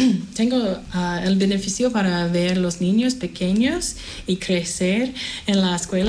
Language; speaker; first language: Spanish; non-native, fluent; English